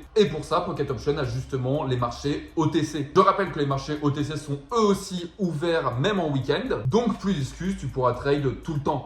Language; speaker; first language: French; native; French